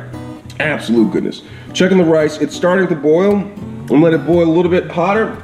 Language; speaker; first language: English; native; English